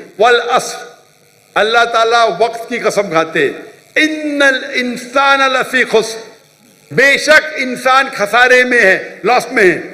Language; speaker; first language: Urdu; non-native, local second language; Konkani